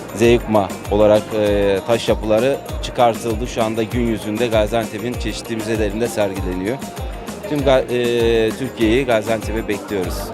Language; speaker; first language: Turkish; native; Turkish